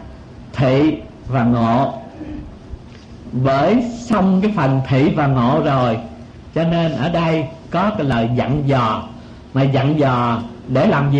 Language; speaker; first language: Vietnamese; native; Vietnamese